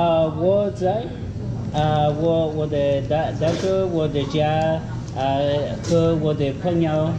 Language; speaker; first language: Chinese; non-native, learner; Spanish